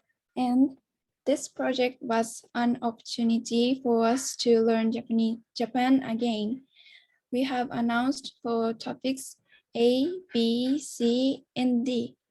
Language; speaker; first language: English; non-native, learner; Japanese